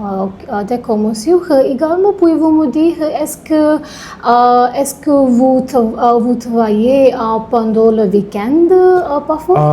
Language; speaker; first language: French; non-native, learner; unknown